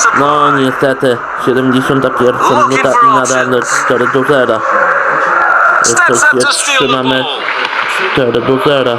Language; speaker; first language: Polish; native; Polish